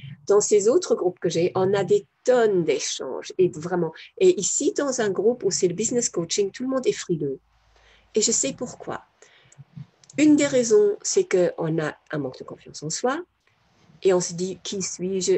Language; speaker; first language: French; non-native, fluent; German